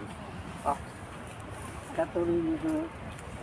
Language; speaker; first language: English; non-native, learner; Japanese